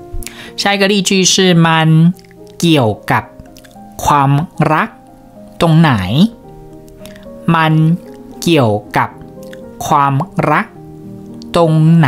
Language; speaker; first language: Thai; non-native, fluent; Chinese